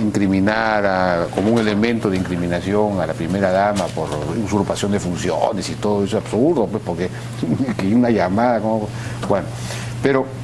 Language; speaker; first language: Spanish; native; Spanish